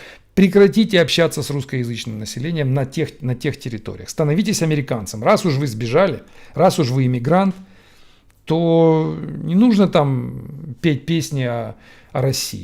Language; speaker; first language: Russian; native; Russian